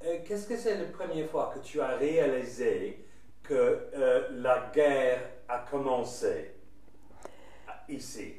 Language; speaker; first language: French; non-native, learner; English